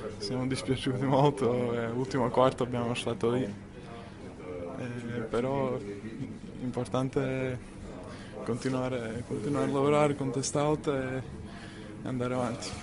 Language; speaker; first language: Italian; non-native, fluent; Latvian